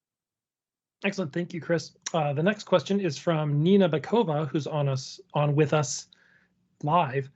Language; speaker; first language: English; native; English